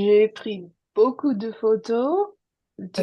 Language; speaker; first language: French; non-native, learner; English